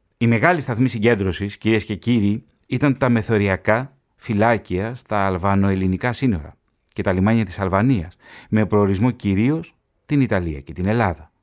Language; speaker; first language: Greek; native; Greek